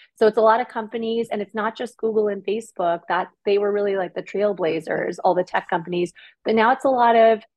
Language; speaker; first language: English; native; English